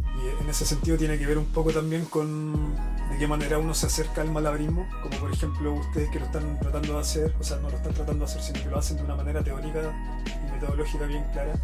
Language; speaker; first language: Spanish; native; Spanish